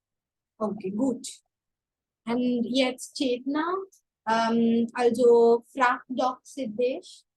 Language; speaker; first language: German; non-native, fluent; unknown